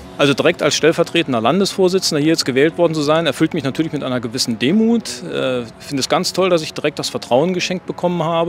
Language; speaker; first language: German; native; German